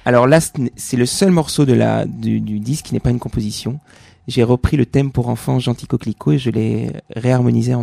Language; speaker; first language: French; native; French